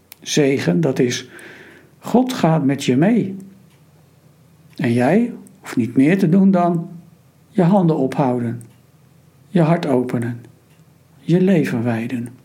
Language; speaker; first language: Dutch; native; Dutch